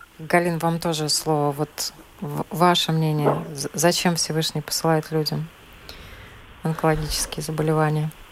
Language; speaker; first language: Russian; native; Russian